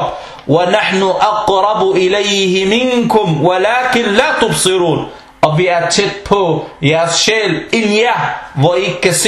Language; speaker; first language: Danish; non-native, local second language; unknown